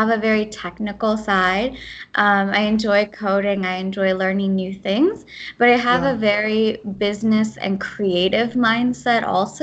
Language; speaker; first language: English; early bilingual, other home language; Gujarati